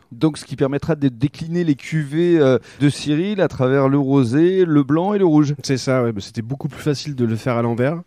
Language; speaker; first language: French; native; French